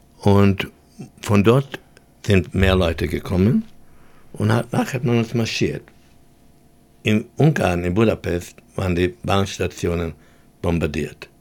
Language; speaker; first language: German; early bilingual, heritage; German